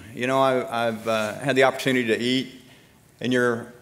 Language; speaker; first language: English; native; English